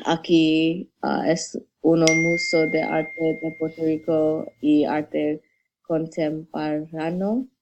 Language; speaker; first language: Spanish; non-native, learner; English